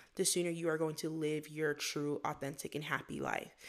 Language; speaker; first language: English; native; English